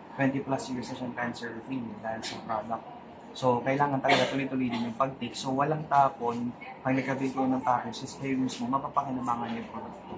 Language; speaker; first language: Filipino; native; Filipino